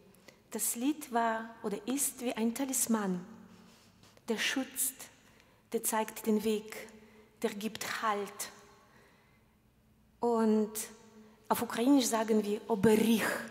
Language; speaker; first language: German; non-native, fluent; Ukrainian